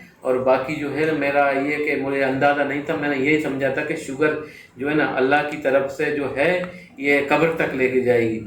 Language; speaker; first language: Urdu; non-native, local second language; Baluchi